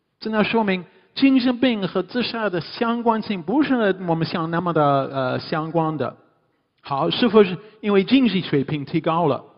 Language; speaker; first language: Chinese; non-native, fluent; English